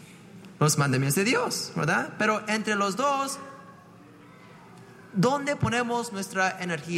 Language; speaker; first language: Spanish; non-native, fluent; English